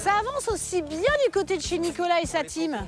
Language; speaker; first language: French; native; French